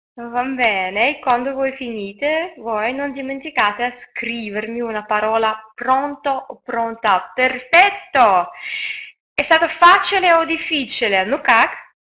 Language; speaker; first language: Italian; non-native, fluent; Russian